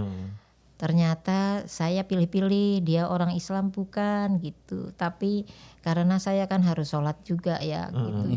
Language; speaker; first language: Indonesian; native; Indonesian